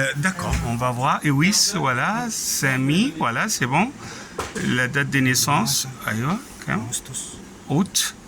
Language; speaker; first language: French; non-native, fluent; Arabic